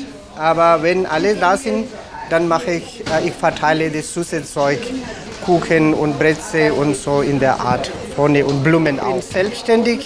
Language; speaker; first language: German; non-native, fluent; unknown